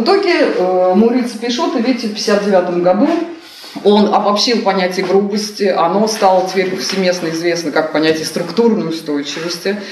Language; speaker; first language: Russian; native; Russian